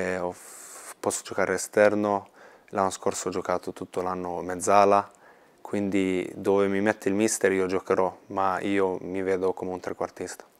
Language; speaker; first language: Italian; non-native, fluent; Swedish